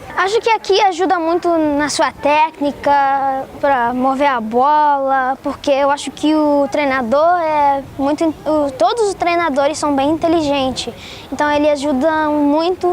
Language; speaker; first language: Portuguese; early bilingual, heritage; Portuguese